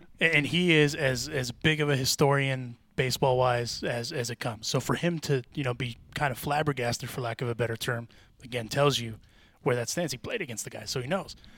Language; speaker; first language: English; early bilingual, other home language; Spanish